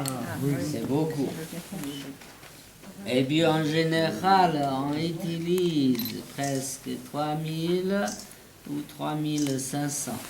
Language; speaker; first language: French; non-native, learner; Chinese